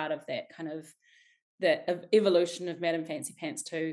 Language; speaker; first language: English; native; English